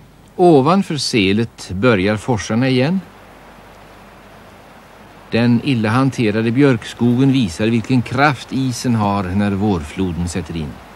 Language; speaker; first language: Swedish; native; Swedish